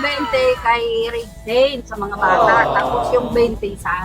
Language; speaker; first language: Filipino; native; Filipino